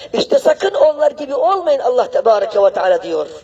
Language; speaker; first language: Turkish; non-native, fluent; Arabic